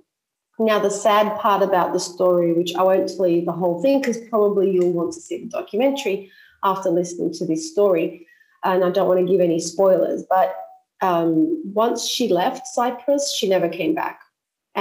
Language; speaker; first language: English; native; English